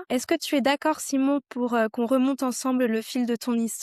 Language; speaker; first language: French; native; French